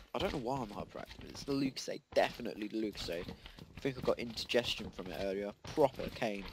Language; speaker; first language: English; native; English